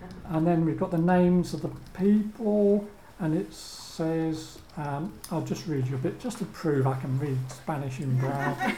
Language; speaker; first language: English; native; English